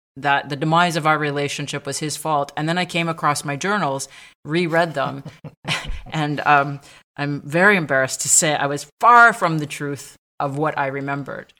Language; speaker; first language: English; native; English